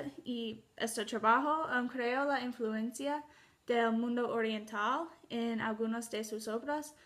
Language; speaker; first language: Spanish; non-native, learner; English